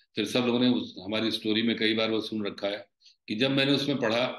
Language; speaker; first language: Hindi; native; Hindi